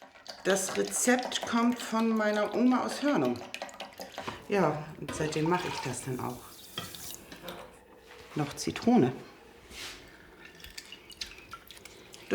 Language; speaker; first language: German; native; German